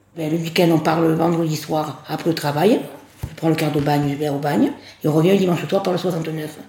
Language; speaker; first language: French; native; French